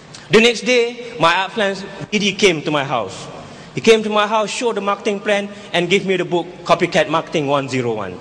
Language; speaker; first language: English; non-native, local second language; Malay